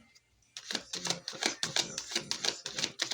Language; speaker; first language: English; native; English